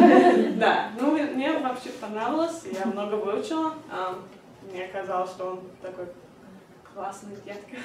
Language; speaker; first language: Russian; non-native, fluent; English